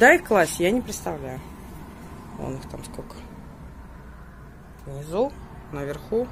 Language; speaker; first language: Russian; native; Russian